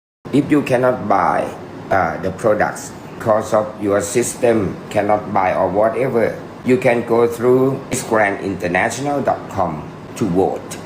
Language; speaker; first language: English; non-native, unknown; Thai